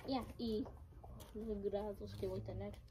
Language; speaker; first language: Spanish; early bilingual, heritage; Spanish